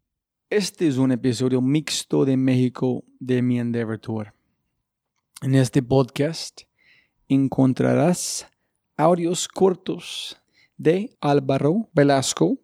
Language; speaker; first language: Spanish; non-native, learner; English